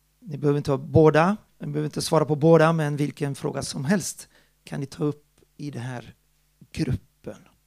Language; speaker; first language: Swedish; non-native, fluent; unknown